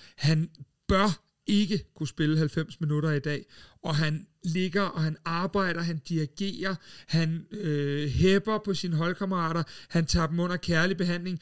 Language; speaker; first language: Danish; native; Danish